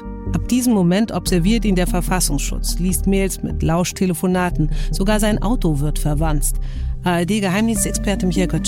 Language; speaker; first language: German; native; German